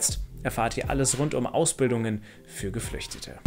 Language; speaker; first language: German; native; German